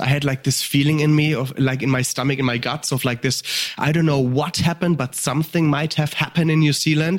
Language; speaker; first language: English; non-native, fluent; German